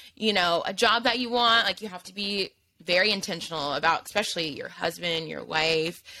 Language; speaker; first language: English; native; English